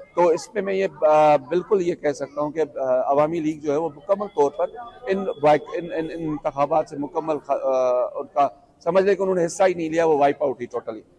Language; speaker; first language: Urdu; non-native, local second language; Sindhi